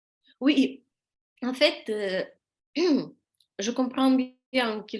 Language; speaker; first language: French; non-native, learner; Russian